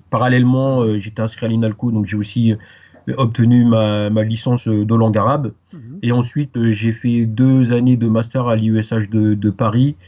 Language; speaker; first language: French; native; French